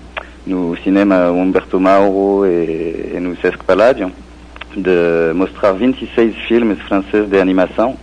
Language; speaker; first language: Portuguese; non-native, fluent; French